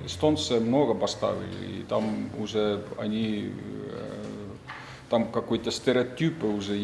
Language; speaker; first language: Russian; non-native, fluent; Estonian